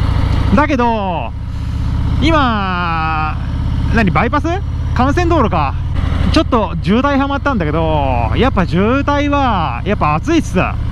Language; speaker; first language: Japanese; native; Japanese